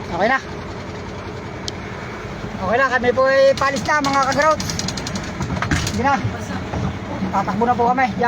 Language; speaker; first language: Filipino; native; Filipino